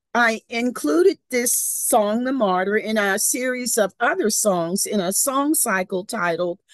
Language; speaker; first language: English; native; English